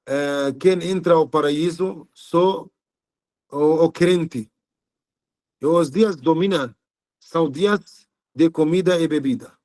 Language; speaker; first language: Portuguese; non-native, learner; Arabic